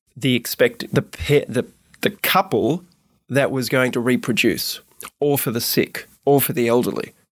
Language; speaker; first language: English; native; English